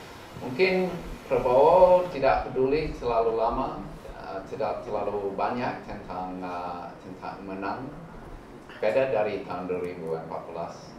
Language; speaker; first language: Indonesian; non-native, learner; English